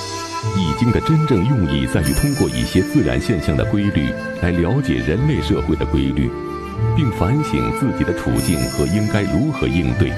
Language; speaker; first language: Chinese; native; Chinese